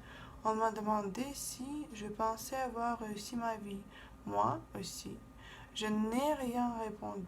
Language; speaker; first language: French; non-native, fluent; Russian